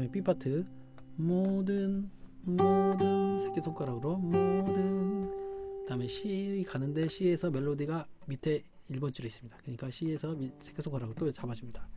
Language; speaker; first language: Korean; native; Korean